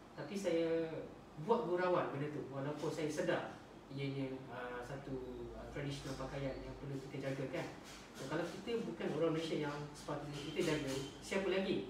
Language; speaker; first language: Malay; native; Malay